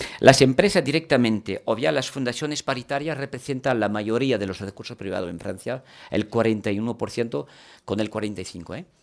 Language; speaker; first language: Spanish; early bilingual, heritage; French